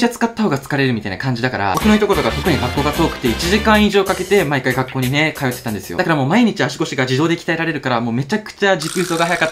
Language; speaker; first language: Japanese; native; Japanese